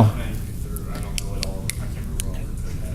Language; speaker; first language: English; native; English